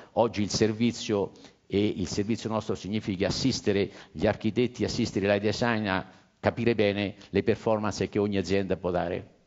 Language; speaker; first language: Italian; native; Italian